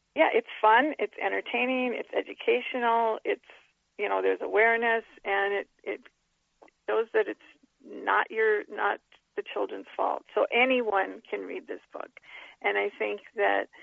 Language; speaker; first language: English; native; English